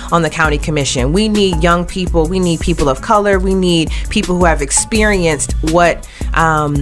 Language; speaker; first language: English; native; English